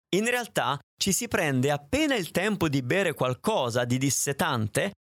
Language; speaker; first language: Italian; native; Italian